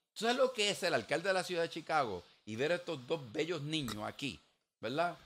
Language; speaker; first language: Spanish; early bilingual, heritage; Spanish